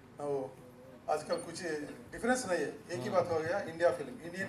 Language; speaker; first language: Hindi; non-native, local second language; Telugu